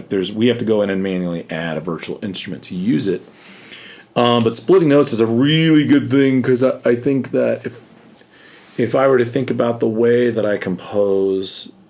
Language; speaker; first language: English; native; English